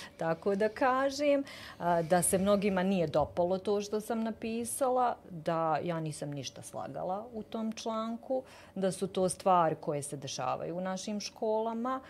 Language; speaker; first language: Bosnian; native; Bosnian